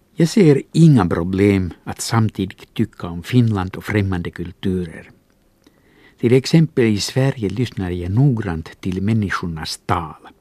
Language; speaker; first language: Swedish; non-native, local second language; Finnish